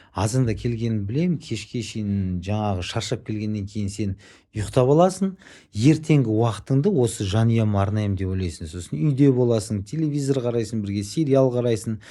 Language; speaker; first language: Kazakh; native; Kazakh